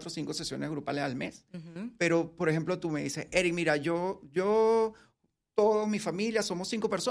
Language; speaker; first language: Spanish; native; Spanish